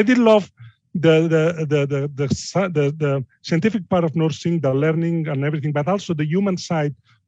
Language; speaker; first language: English; non-native, fluent; Spanish